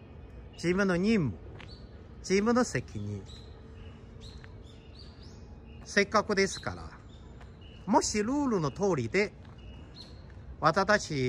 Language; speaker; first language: Japanese; non-native, fluent; Chinese